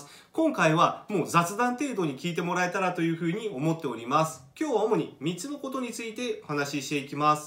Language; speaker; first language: Japanese; native; Japanese